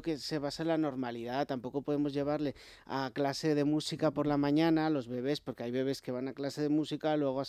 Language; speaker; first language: Spanish; native; Spanish